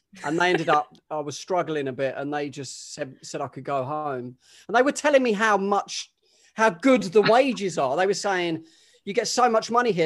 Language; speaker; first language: English; native; English